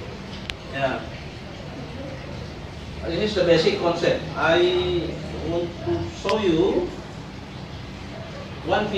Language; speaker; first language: English; non-native, fluent; Indonesian